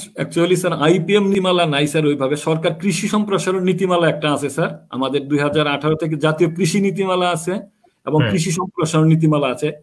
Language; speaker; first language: Bangla; native; Bangla